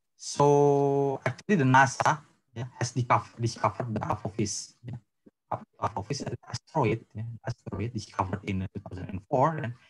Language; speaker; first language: English; non-native, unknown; Indonesian